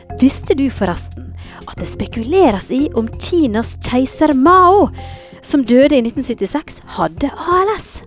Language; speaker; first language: Norwegian; native; Norwegian